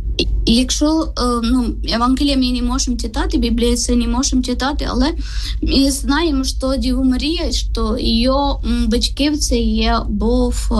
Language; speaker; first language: Ukrainian; non-native, learner; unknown